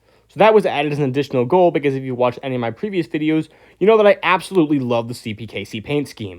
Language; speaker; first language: English; native; English